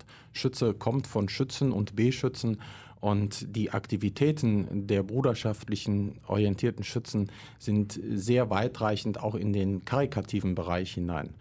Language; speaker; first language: German; native; German